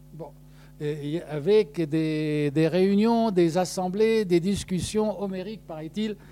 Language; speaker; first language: French; non-native, local second language; Arabic